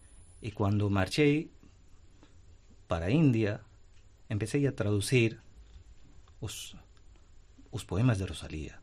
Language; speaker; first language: Galician; non-native, fluent; Hindi